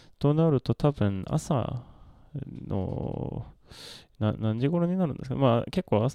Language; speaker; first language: Japanese; non-native, fluent; Swedish